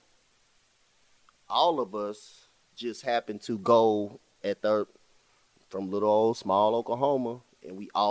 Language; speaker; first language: English; native; English